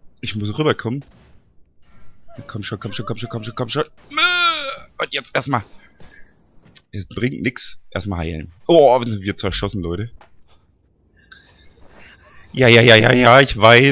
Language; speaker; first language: German; native; German